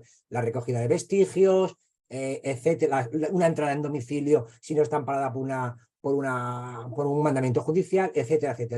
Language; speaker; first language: Spanish; native; Spanish